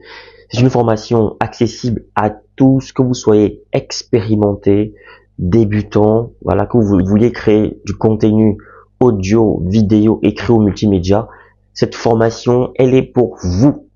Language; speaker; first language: French; native; French